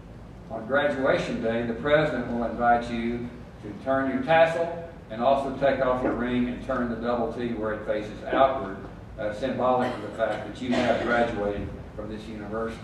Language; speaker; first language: English; native; English